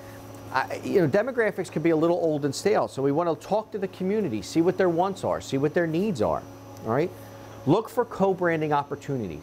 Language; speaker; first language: English; native; English